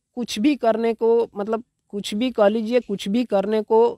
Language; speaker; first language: Hindi; native; Hindi